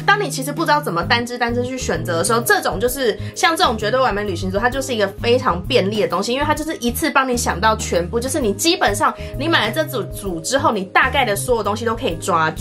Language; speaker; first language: Chinese; native; Chinese